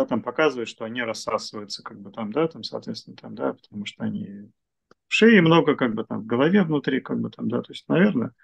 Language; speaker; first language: Russian; native; Russian